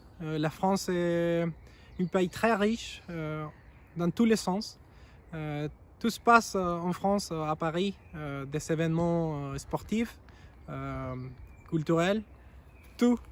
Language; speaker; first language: French; non-native, fluent; Spanish